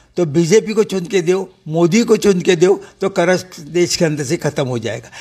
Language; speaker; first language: Hindi; non-native, local second language; Marathi